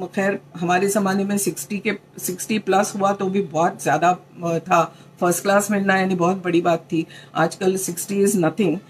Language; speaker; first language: Hindi; non-native, local second language; Marathi